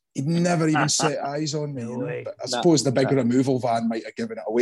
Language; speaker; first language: English; native; English